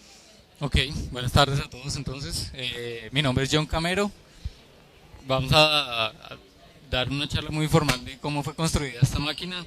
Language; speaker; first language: Spanish; native; Spanish